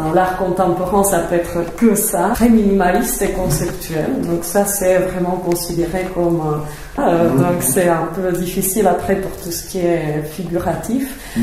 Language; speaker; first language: French; non-native, fluent; Czech